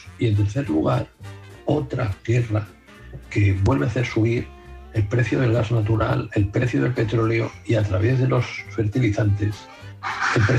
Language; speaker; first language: Spanish; native; Spanish